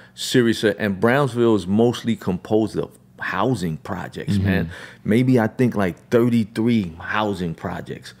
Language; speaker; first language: English; native; English